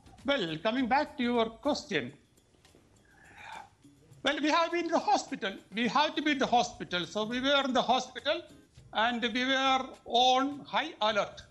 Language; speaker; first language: English; non-native, local second language; Malayalam